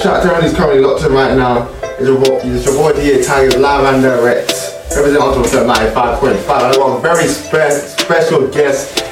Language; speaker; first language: English; native; English